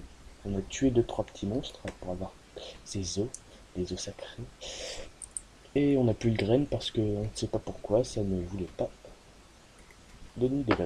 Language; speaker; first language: French; native; French